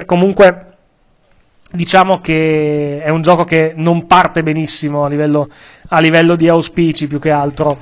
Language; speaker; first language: Italian; native; Italian